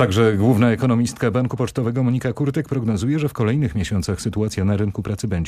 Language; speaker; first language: Polish; native; Polish